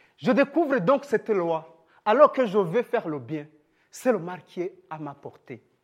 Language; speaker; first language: French; non-native, local second language; Rundi